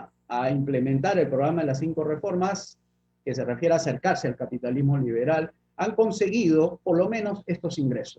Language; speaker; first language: Spanish; native; Spanish